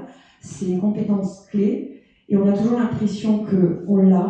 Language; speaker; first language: French; native; French